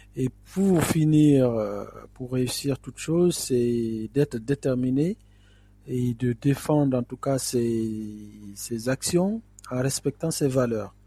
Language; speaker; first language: French; non-native, local second language; Fula